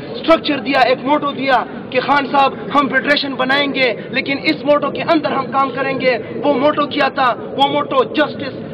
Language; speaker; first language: Urdu; non-native, local second language; Pashto